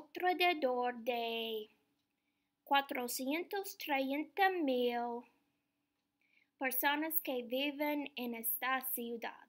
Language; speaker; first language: Spanish; non-native, learner; English